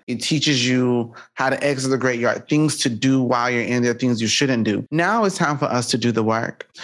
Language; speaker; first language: English; native; English